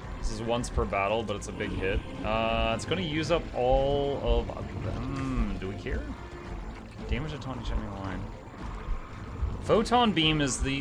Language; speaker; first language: English; native; English